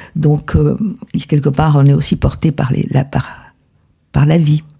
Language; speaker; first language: French; non-native, fluent; Spanish